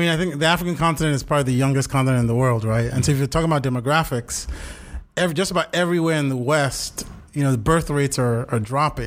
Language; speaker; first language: English; non-native, local second language; Yoruba